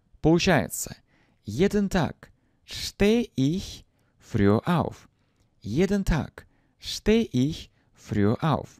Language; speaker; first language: German; non-native, fluent; Russian